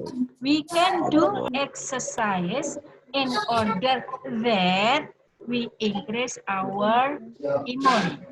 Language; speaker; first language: English; non-native, learner; Indonesian